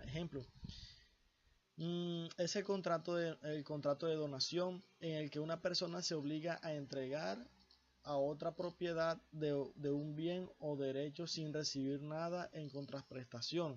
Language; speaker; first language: Spanish; native; Spanish